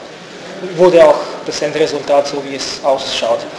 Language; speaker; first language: German; non-native, fluent; Bulgarian